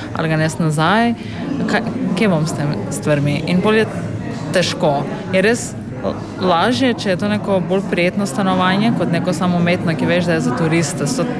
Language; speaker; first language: Slovenian; non-native, fluent; Macedonian